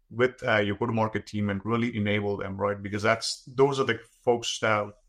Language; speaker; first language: English; non-native, local second language; Gujarati